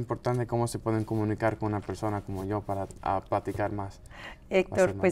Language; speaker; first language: Spanish; non-native, local second language; English